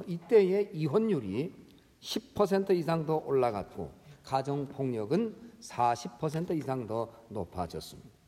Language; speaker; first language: Korean; native; Korean